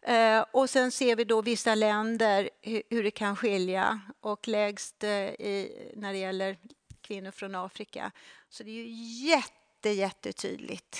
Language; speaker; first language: Swedish; native; Swedish